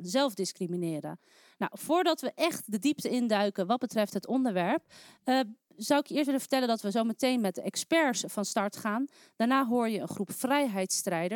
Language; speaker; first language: Dutch; native; Dutch